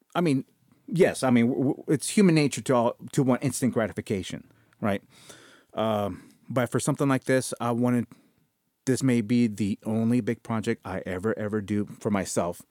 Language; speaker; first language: English; early bilingual, other home language; Spanish